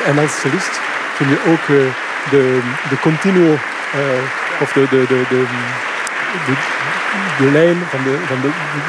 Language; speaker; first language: Dutch; non-native, local second language; French